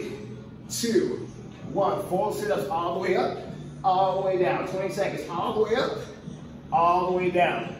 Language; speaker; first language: English; native; English